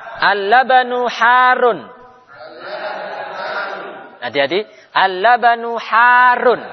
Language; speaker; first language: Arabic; non-native, fluent; Indonesian